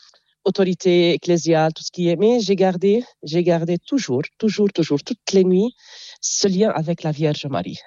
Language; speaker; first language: French; non-native, local second language; Arabic